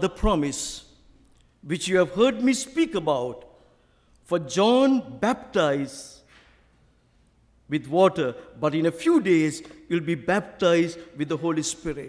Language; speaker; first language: English; non-native, local second language; Sinhala